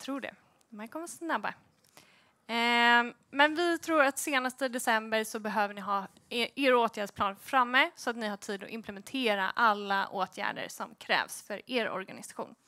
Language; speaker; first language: Swedish; native; Swedish